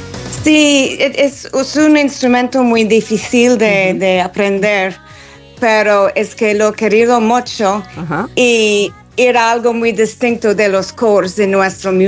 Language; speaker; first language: Spanish; non-native, fluent; English